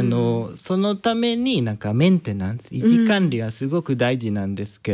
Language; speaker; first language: Japanese; non-native, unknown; Spanish